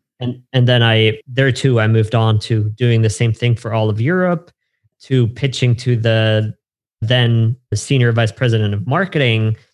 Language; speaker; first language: English; non-native, fluent; German